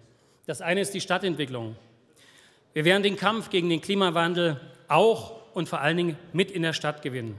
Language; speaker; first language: German; native; German